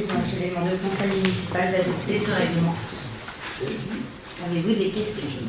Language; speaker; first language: French; native; French